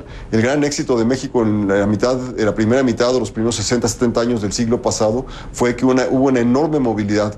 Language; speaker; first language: Spanish; native; Spanish